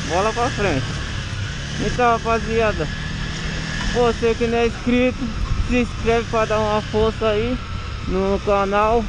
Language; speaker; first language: Portuguese; native; Portuguese